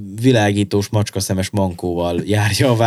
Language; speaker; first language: Hungarian; native; Hungarian